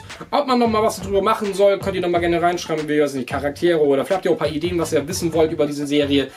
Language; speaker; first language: German; native; German